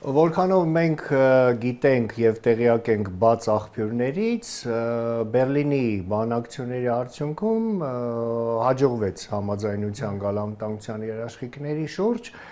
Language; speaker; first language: Armenian; native; Armenian